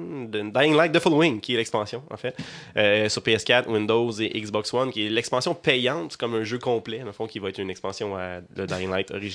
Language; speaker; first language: French; native; French